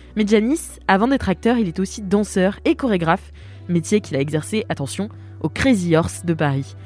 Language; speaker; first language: French; native; French